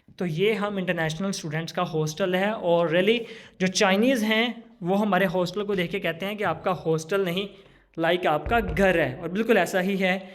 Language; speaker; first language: Urdu; non-native, local second language; Punjabi